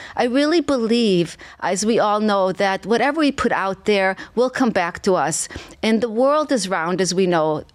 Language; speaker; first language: English; non-native, fluent; Hebrew